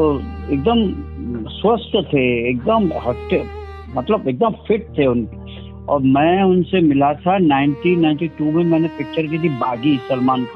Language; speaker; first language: Hindi; native; Hindi